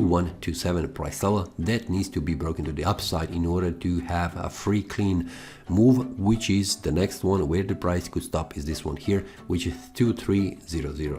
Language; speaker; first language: English; non-native, fluent; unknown